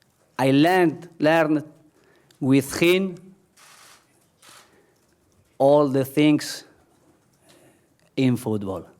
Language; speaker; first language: English; non-native, learner; Spanish